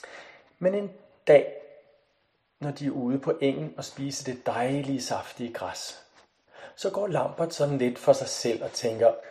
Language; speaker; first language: Danish; native; Danish